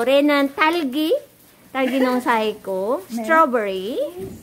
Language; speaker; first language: Korean; non-native, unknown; Filipino